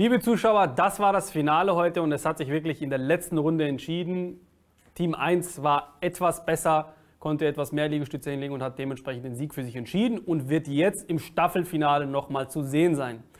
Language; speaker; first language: German; native; German